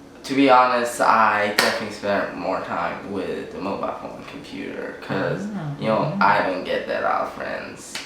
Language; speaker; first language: English; non-native, fluent; Chinese